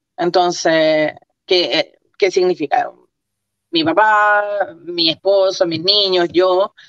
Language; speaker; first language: Spanish; early bilingual, other home language; Croatian